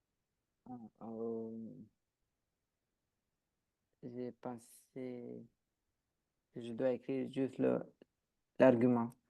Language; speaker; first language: French; non-native, learner; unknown